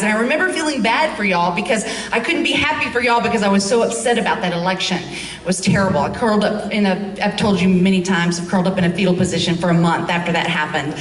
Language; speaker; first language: English; native; English